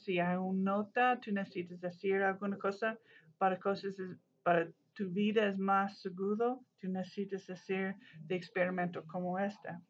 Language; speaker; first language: Spanish; non-native, learner; English